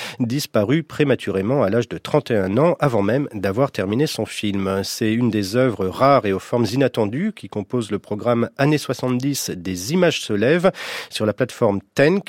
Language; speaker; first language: French; native; French